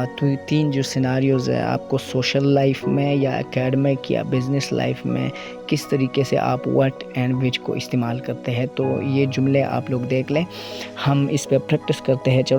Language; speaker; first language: Urdu; non-native, local second language; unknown